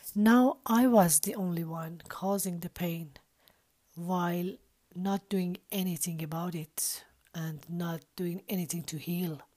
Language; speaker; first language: English; non-native, fluent; Persian